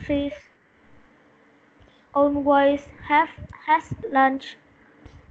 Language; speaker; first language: English; non-native, learner; Vietnamese